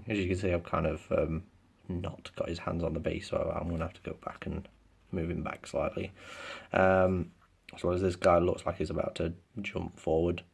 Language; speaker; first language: English; native; English